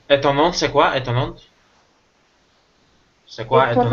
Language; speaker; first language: French; non-native, learner; Spanish